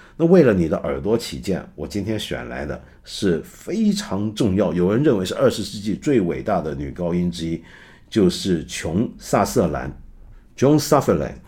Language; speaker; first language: Chinese; non-native, local second language; Cantonese